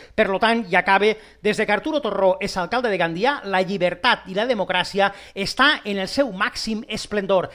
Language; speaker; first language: Catalan; non-native, local second language; Spanish